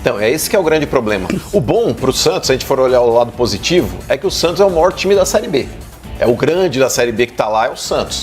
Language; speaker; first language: Portuguese; native; Portuguese